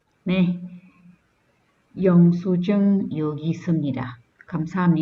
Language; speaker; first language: Korean; non-native, learner; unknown